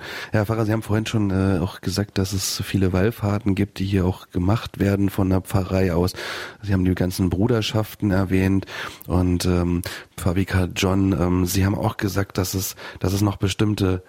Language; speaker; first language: German; native; German